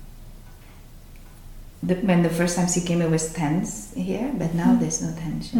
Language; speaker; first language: English; native; English